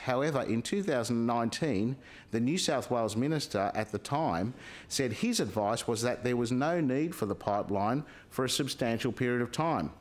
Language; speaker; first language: English; native; English